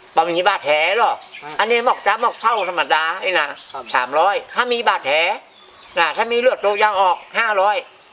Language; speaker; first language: Thai; native; Thai